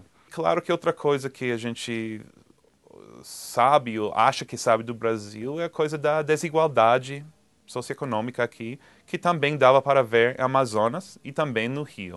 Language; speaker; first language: Portuguese; non-native, fluent; English